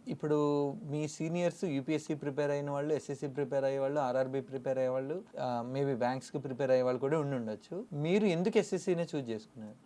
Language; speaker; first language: Telugu; native; Telugu